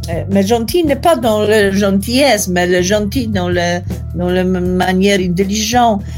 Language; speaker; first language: French; non-native, learner; Polish